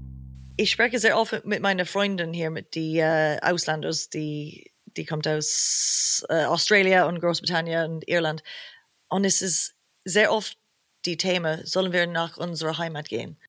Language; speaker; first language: German; non-native, learner; English